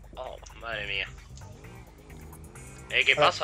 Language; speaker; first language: Spanish; native; Spanish